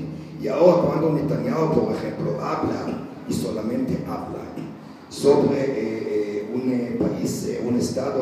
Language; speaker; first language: Spanish; non-native, learner; Hebrew